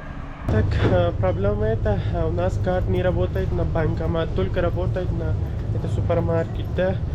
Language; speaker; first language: Russian; non-native, learner; Urdu